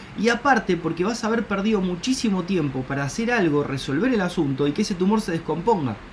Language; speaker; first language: Spanish; native; Spanish